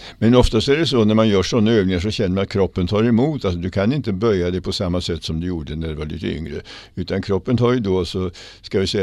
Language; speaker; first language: Swedish; native; Swedish